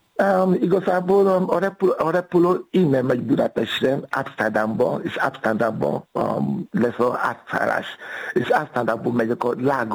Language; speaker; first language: Hungarian; non-native, fluent; Yoruba